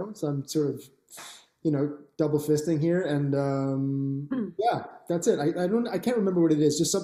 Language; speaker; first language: English; native; English